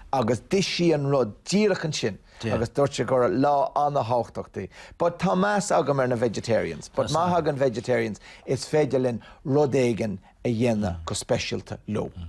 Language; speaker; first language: Irish; non-native, local second language; English